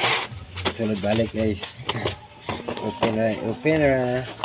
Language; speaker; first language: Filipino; non-native, local second language; Cebuano